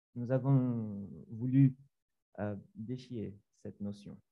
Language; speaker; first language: French; non-native, fluent; Portuguese